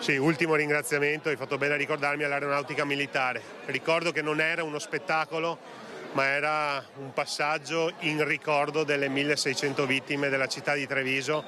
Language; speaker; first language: Italian; native; Italian